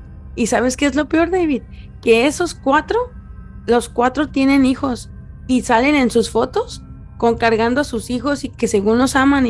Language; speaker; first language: Spanish; native; Spanish